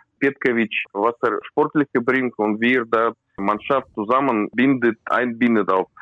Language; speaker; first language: German; non-native, learner; Russian